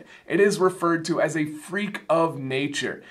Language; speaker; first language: English; native; English